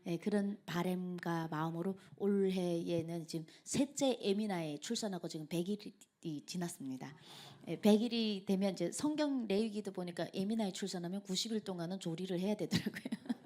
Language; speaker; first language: Korean; non-native, local second language; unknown